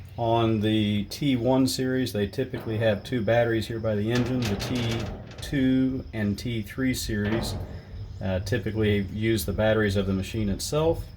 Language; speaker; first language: English; native; English